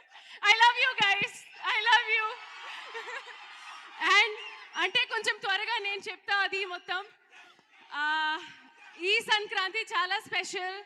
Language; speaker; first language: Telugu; non-native, learner; Hindi